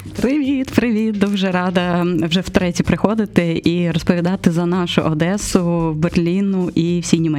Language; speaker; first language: Ukrainian; native; Ukrainian